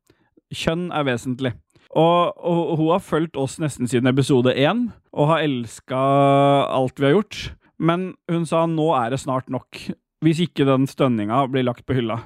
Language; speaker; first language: Norwegian; native; Norwegian